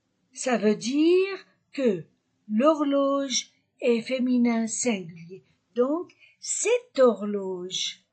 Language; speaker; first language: French; non-native, fluent; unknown